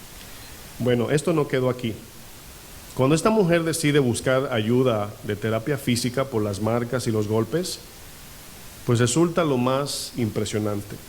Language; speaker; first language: Spanish; native; Spanish